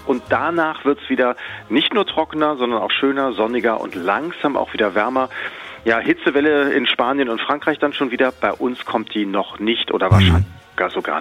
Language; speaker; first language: German; native; German